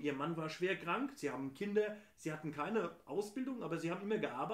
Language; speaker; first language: German; native; German